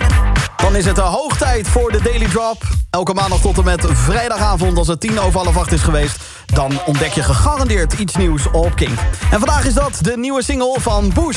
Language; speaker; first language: Dutch; native; Dutch